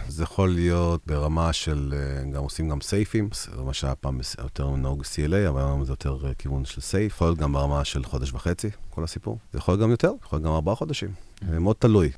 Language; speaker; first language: Hebrew; early bilingual, heritage; Hebrew